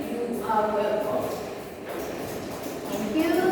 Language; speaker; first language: English; non-native, fluent; Indonesian